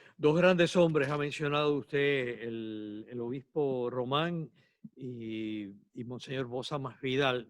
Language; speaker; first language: Spanish; native; Spanish